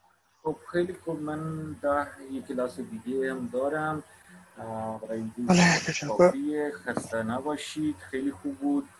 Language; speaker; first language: Persian; non-native, fluent; Urdu